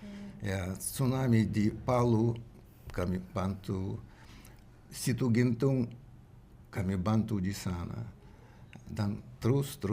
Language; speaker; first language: Indonesian; non-native, learner; Russian